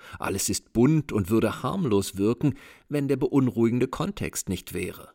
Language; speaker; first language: German; native; German